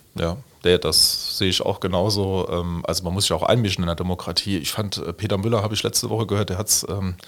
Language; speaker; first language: German; native; German